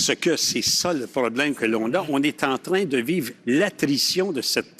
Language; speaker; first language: French; native; French